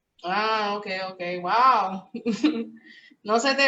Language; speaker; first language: Spanish; early bilingual, heritage; Spanish